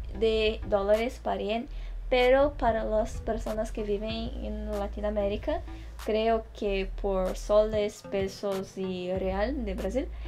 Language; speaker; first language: Spanish; non-native, fluent; Portuguese